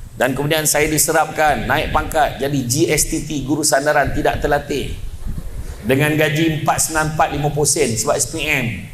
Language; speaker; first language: Malay; native; Malay